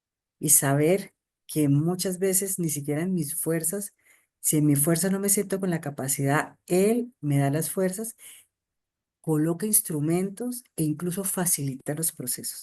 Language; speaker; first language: Spanish; native; Spanish